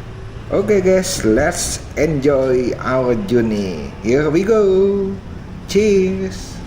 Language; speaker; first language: English; non-native, fluent; Indonesian